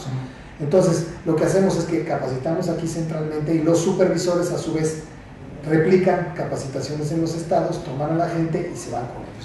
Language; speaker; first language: Spanish; native; Spanish